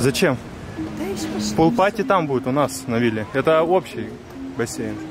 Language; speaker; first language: Russian; native; Russian